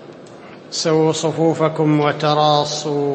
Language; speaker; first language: Arabic; native; Arabic